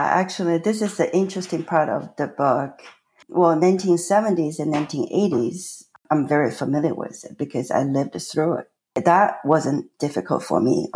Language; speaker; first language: English; non-native, fluent; Chinese